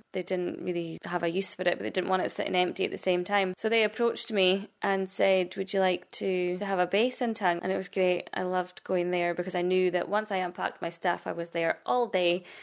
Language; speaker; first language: English; native; English